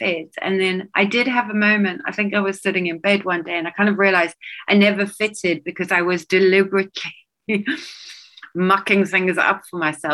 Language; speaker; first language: English; native; English